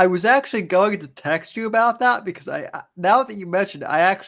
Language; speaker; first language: English; native; English